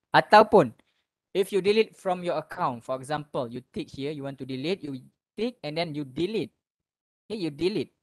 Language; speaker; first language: English; non-native, local second language; Malay